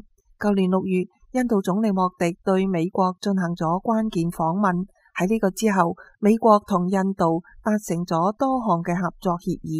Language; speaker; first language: Chinese; non-native, local second language; Cantonese